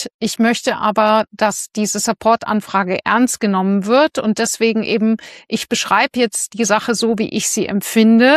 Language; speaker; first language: German; native; German